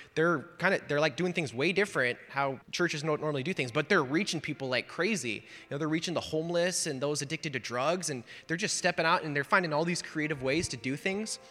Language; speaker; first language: English; native; English